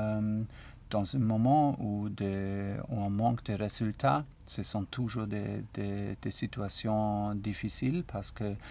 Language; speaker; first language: French; non-native, learner; German